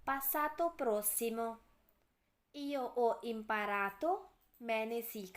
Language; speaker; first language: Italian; non-native, fluent; Urdu